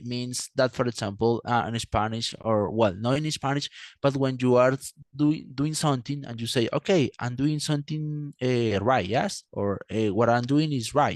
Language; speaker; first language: English; non-native, fluent; Spanish